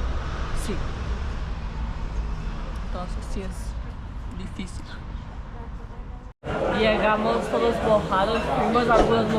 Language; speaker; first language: Spanish; non-native, fluent; Portuguese